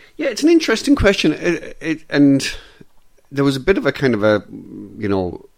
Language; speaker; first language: English; native; English